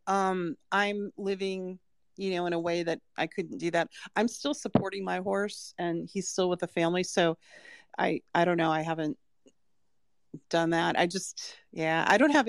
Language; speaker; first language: English; native; English